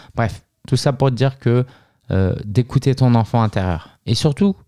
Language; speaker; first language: French; native; French